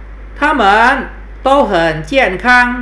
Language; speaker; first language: Chinese; non-native, fluent; Thai